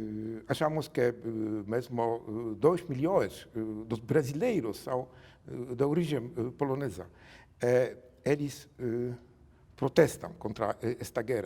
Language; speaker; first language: Portuguese; non-native, learner; Polish